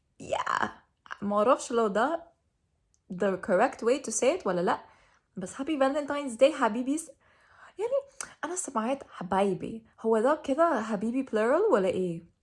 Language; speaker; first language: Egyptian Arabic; non-native, learner; English